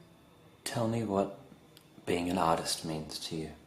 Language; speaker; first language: English; native; English